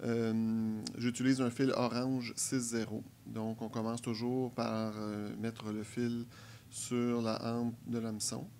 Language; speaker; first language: French; native; French